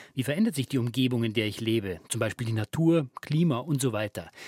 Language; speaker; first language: German; native; German